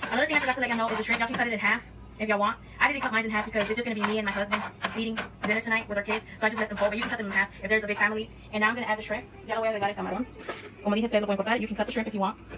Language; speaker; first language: English; early bilingual, other home language; Spanish